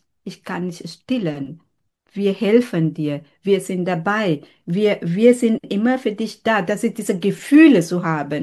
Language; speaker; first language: German; non-native, fluent; Sinhala